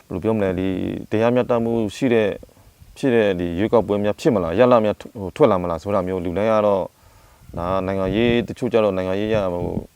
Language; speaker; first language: Burmese; non-native, local second language; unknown